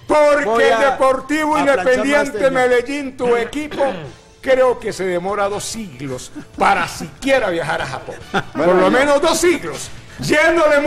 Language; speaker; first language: Spanish; native; Spanish